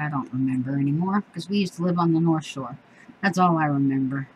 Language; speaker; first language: English; native; English